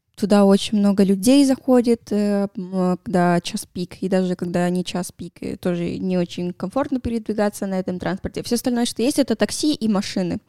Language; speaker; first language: Russian; non-native, fluent; Spanish